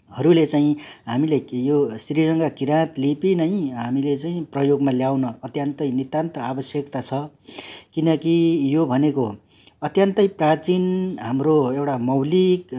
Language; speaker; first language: Nepali; non-native, local second language; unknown